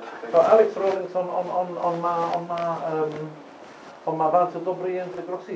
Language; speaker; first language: Polish; non-native, fluent; English